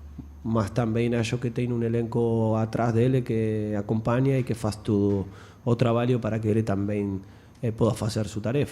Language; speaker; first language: Portuguese; non-native, fluent; Spanish